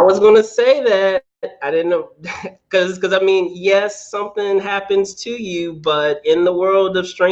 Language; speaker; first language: English; native; English